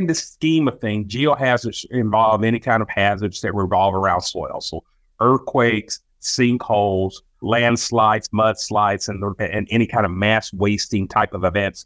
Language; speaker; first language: English; native; English